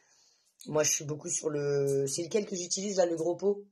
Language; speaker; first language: French; native; French